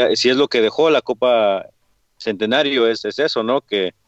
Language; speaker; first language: Spanish; early bilingual, heritage; Spanish